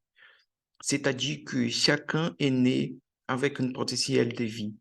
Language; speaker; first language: French; non-native, learner; Portuguese